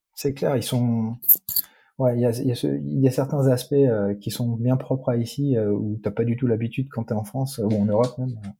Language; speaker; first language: French; native; French